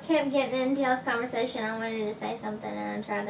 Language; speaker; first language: English; native; English